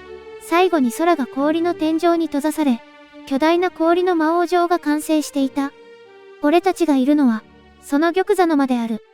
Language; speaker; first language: Japanese; native; Japanese